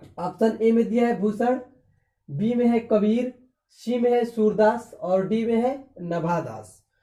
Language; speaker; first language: Hindi; native; Hindi